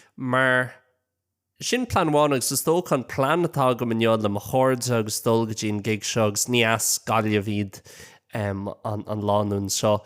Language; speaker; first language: Irish; non-native, local second language; English